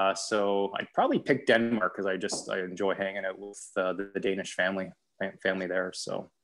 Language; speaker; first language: English; native; English